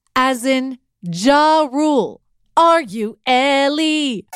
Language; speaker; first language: English; native; English